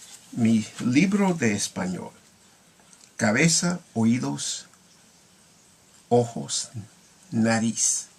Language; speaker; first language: Spanish; non-native, learner; English